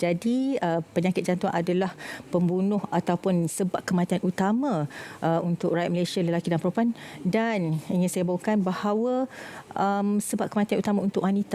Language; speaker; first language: Malay; native; Malay